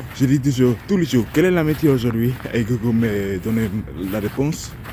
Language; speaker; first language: French; non-native, learner; English